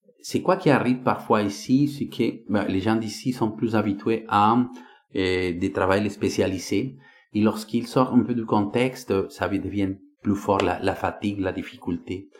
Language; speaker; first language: French; non-native, fluent; Spanish